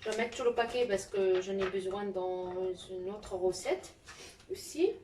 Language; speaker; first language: French; non-native, local second language; Arabic